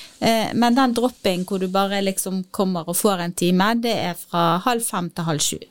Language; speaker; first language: Norwegian; native; Norwegian